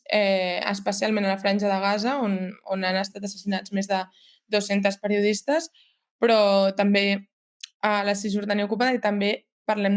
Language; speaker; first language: Catalan; native; Catalan